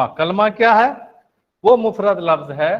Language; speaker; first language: Urdu; native; Urdu